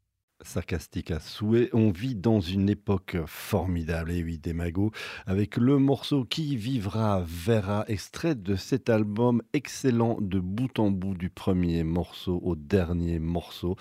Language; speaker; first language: French; native; French